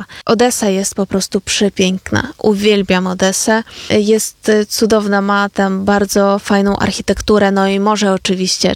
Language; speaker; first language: Polish; non-native, fluent; Ukrainian